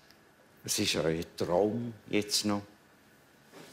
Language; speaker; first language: German; native; German